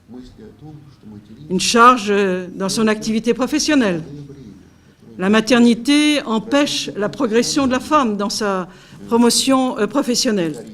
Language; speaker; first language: French; native; French